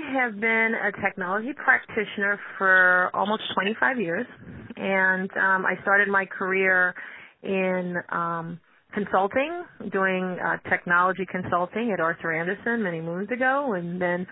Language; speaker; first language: English; native; English